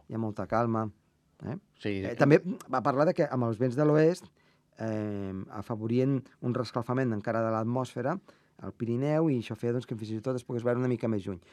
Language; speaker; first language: Catalan; native; Catalan